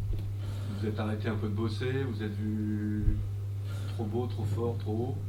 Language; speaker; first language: French; native; French